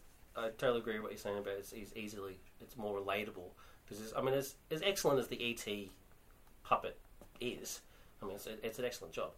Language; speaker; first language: English; native; English